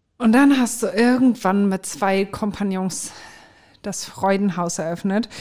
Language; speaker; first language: German; native; German